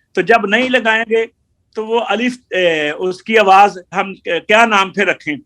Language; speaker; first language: Urdu; non-native, local second language; Punjabi